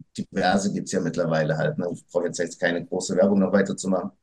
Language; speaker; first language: German; early bilingual, other home language; Portuguese